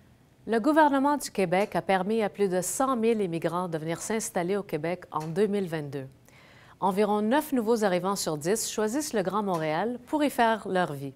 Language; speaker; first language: French; native; French